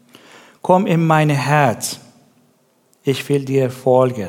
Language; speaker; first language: German; non-native, learner; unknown